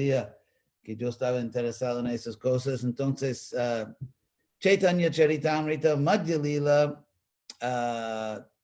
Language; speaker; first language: Spanish; non-native, fluent; English